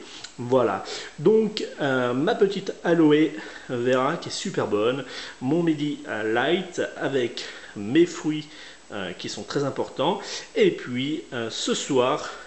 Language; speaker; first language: French; native; French